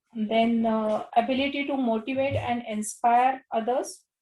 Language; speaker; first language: English; non-native, local second language; Marathi